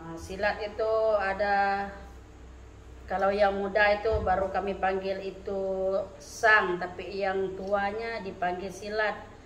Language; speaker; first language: Malay; non-native, local second language; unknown